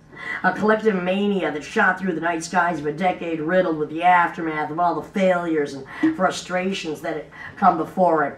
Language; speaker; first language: English; native; English